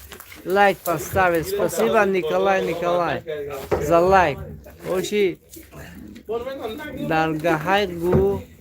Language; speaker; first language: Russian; non-native, local second language; Tajik